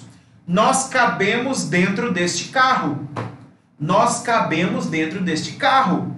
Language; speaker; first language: Portuguese; non-native, fluent; Spanish